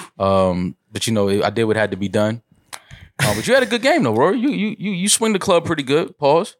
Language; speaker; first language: English; native; English